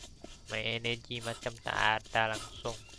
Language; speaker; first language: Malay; non-native, local second language; Chinese